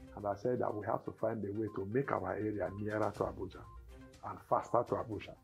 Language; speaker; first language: English; non-native, local second language; Igbo